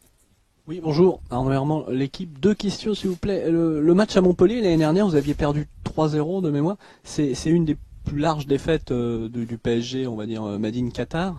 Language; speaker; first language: French; native; French